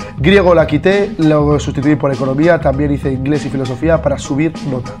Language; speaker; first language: Spanish; early bilingual, other home language; Arabic